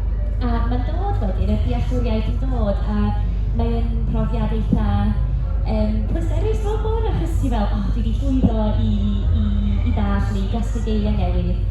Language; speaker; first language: Welsh; non-native, local second language; English